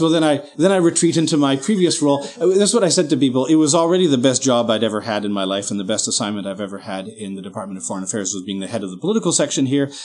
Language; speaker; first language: English; native; English